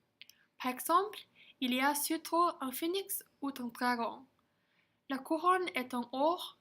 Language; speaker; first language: French; non-native, learner; Chinese